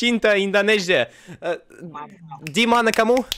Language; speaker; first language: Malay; non-native, learner; Russian